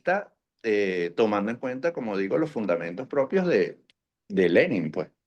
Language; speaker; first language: Spanish; native; Spanish